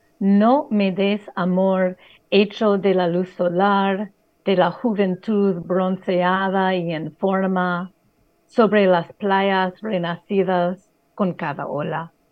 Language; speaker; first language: Spanish; non-native, fluent; English